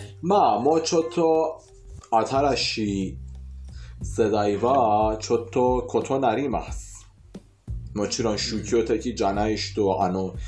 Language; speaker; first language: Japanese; non-native, fluent; Persian